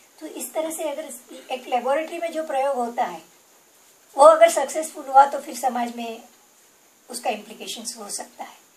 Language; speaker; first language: Hindi; non-native, local second language; Gujarati